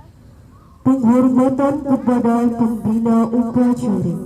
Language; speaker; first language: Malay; non-native, local second language; Javanese